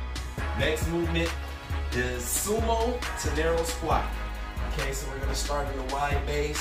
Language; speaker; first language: English; native; English